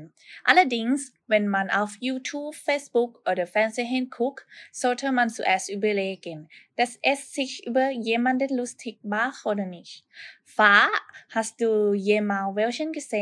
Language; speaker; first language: German; non-native, learner; Thai